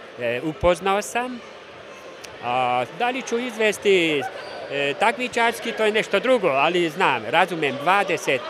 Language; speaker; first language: Bosnian; non-native, local second language; Hungarian